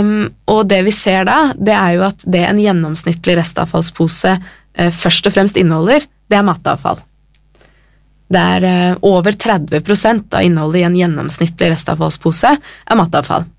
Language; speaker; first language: Norwegian; native; Norwegian